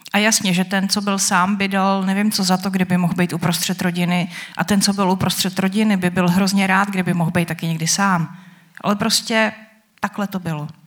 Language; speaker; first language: Czech; native; Czech